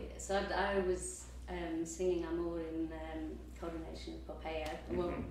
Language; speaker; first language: English; native; English